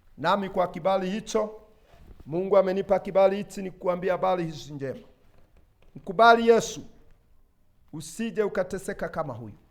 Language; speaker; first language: Swahili; non-native, local second language; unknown